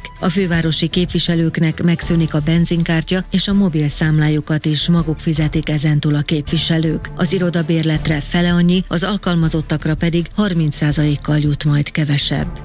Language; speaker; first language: Hungarian; native; Hungarian